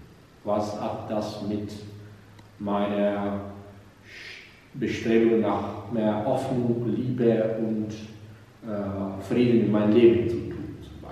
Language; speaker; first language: German; non-native, fluent; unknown